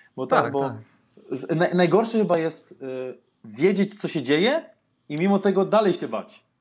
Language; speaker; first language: Polish; non-native, fluent; German